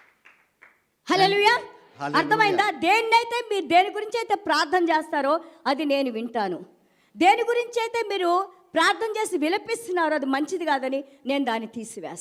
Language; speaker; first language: Telugu; native; Telugu